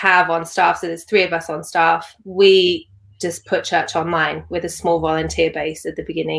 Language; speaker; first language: English; native; English